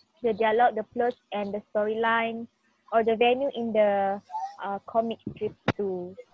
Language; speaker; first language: English; non-native, learner; Malay